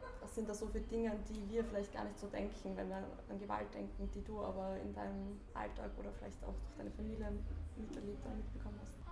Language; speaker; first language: German; native; German